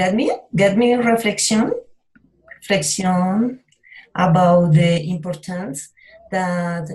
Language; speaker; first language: English; non-native, learner; Spanish